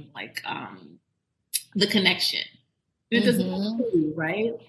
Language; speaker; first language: English; native; English